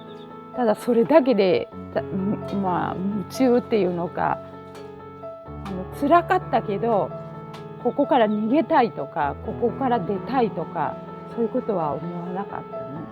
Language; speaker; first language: Japanese; native; Japanese